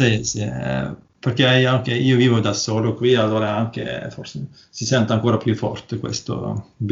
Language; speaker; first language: Italian; non-native, learner; Norwegian